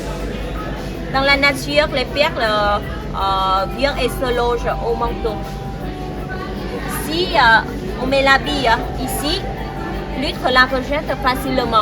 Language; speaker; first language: French; non-native, fluent; Vietnamese